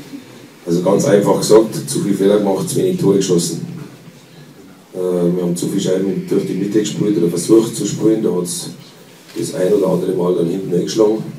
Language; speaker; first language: German; native; German